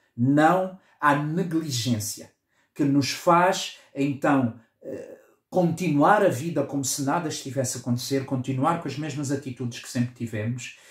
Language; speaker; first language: Portuguese; native; Portuguese